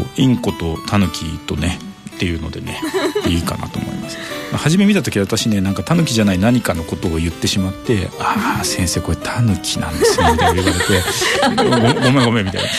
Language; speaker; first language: Japanese; native; Japanese